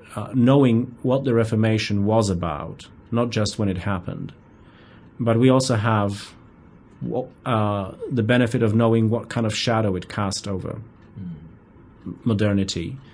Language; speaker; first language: English; non-native, fluent; Polish